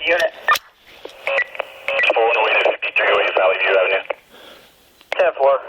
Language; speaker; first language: English; native; English